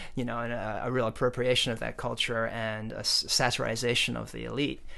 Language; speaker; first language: English; native; English